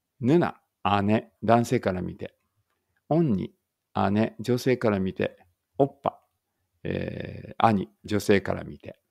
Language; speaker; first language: Japanese; native; Japanese